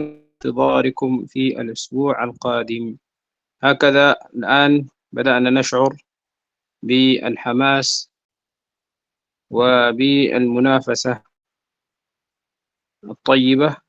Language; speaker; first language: Arabic; non-native, fluent; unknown